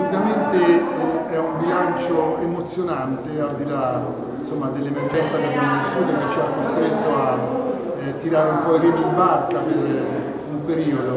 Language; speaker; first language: Italian; native; Italian